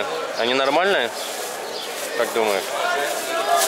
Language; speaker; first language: Russian; native; Russian